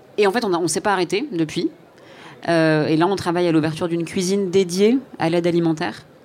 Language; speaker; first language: French; native; French